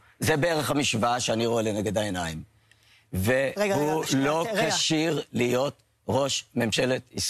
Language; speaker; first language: Hebrew; native; Hebrew